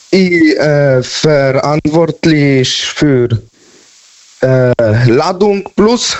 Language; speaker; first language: German; non-native, learner; Polish